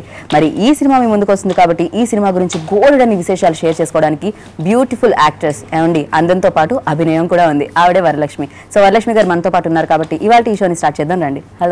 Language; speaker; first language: Telugu; native; Telugu